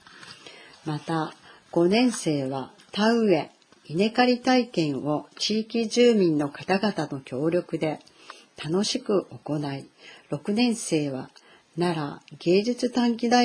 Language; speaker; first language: Japanese; native; Japanese